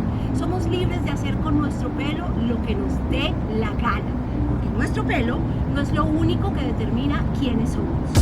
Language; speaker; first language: Spanish; native; Spanish